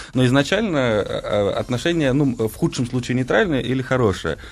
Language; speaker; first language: Russian; native; Russian